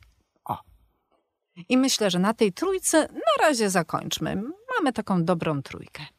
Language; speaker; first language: Polish; native; Polish